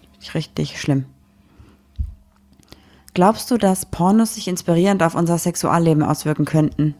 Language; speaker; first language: German; native; German